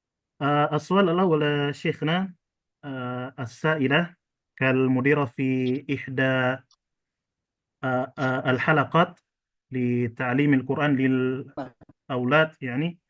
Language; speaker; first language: Arabic; non-native, fluent; Indonesian